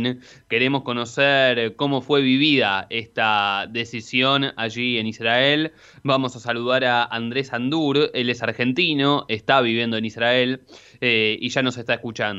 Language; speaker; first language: Spanish; native; Spanish